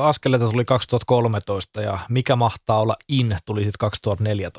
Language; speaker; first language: Finnish; native; Finnish